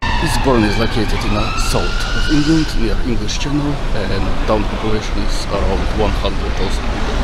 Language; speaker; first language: English; non-native, learner; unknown